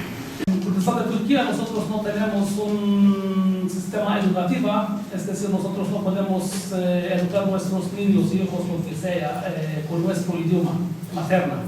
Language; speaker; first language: Spanish; non-native, fluent; Kurdish